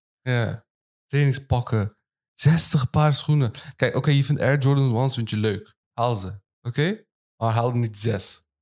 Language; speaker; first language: Dutch; early bilingual, other home language; Turkish